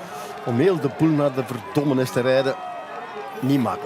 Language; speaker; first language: Dutch; native; Dutch